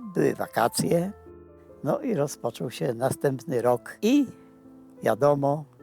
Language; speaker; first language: Polish; native; Polish